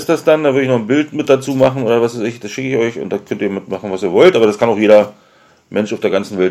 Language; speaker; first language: German; native; German